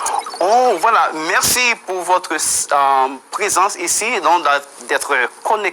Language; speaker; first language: French; non-native, fluent; Spanish